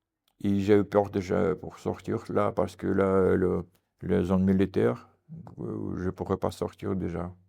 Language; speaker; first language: French; non-native, learner; Ukrainian